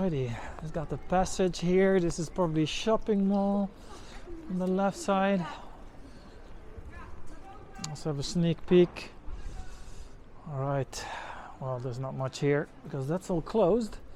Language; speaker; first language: English; non-native, fluent; Dutch